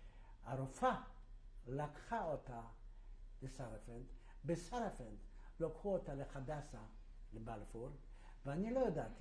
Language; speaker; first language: Hebrew; non-native, fluent; Yiddish